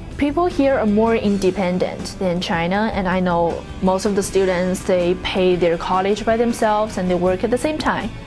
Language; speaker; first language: English; non-native, learner; Chinese